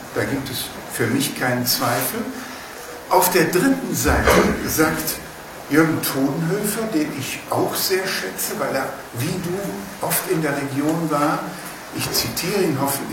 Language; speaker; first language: German; native; German